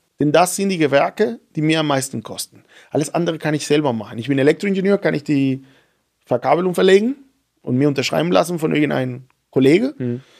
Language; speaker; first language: German; non-native, fluent; Spanish